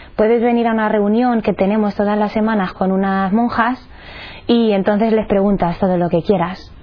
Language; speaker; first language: Spanish; native; Spanish